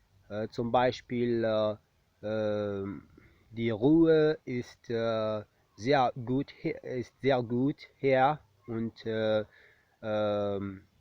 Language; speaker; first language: German; non-native, learner; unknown